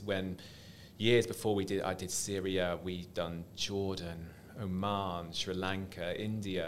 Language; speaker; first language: English; native; English